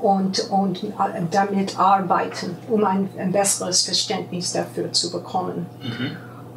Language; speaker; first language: German; non-native, fluent; English